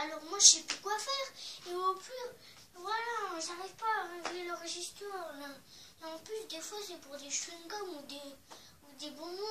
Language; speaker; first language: French; native; French